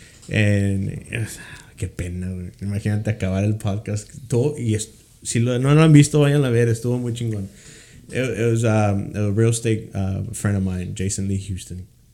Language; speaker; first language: Spanish; early bilingual, heritage; Spanish